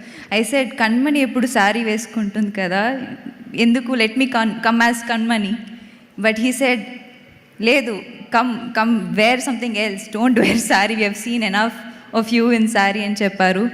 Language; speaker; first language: Telugu; non-native, learner; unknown